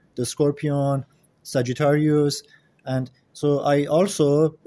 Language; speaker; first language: English; non-native, fluent; Persian